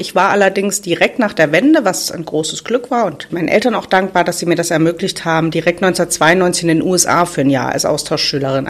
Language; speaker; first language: German; native; German